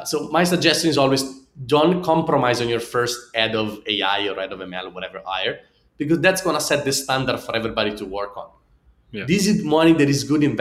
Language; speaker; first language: English; non-native, fluent; Italian